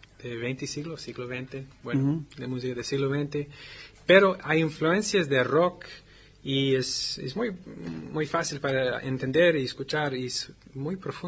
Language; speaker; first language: Spanish; non-native, learner; English